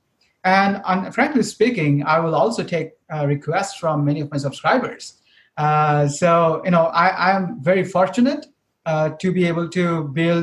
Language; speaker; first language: English; non-native, local second language; Bangla